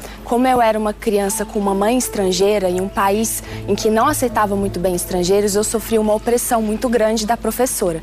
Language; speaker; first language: Portuguese; early bilingual, other home language; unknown